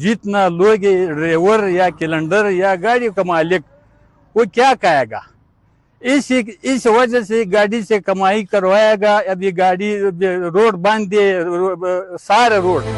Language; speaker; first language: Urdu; non-native, local second language; Pashto